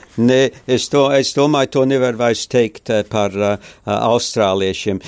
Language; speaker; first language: Latvian; early bilingual, heritage; Latvian